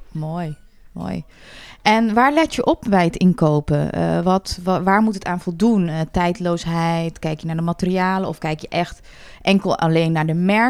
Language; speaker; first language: Dutch; native; Dutch